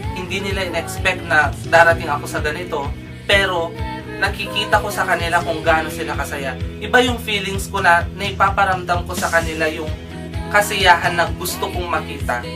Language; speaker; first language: Filipino; non-native, local second language; Iloko